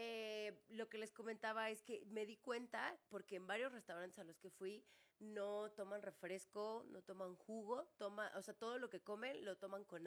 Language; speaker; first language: Spanish; native; Spanish